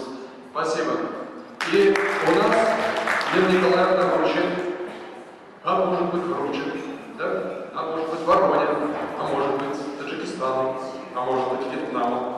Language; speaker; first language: Russian; native; Russian